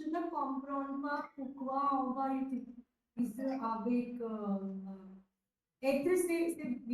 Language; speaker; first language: French; non-native, learner; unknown